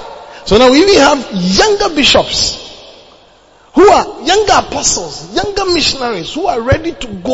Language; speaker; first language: English; non-native, local second language; Akan